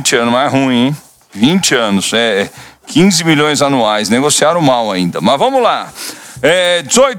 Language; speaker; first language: Portuguese; native; Portuguese